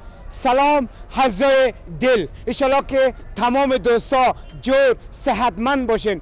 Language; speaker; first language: Persian; native; Persian